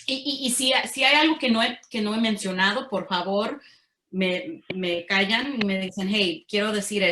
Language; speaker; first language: Spanish; early bilingual, heritage; Spanish